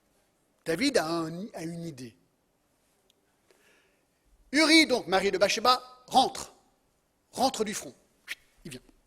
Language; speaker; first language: French; non-native, fluent; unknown